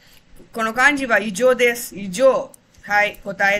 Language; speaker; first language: Japanese; non-native, fluent; Tamil